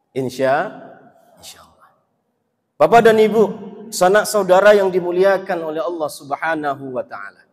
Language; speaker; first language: Indonesian; non-native, local second language; Minangkabau